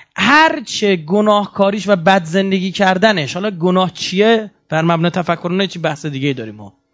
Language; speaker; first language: Persian; native; Persian